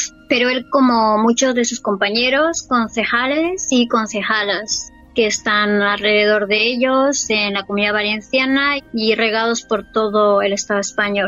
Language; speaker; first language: Spanish; native; Spanish